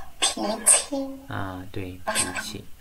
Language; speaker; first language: Chinese; non-native, learner; Vietnamese